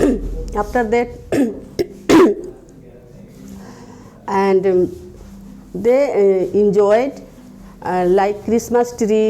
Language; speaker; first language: English; non-native, learner; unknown